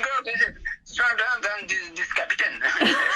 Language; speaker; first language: English; non-native, learner; French